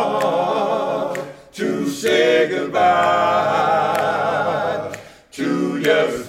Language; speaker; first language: English; native; English